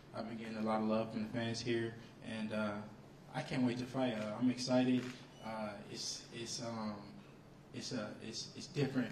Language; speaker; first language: English; native; English